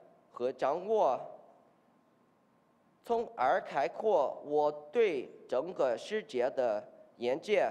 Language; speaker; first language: Chinese; non-native, learner; English